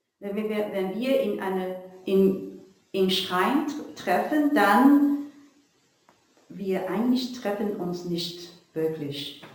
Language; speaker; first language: German; non-native, learner; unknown